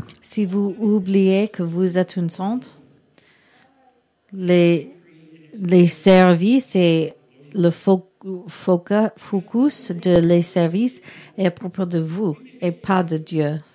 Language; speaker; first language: French; non-native, learner; English